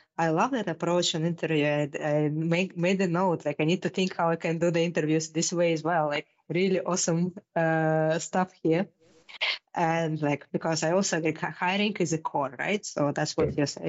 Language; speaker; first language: English; non-native, fluent; Russian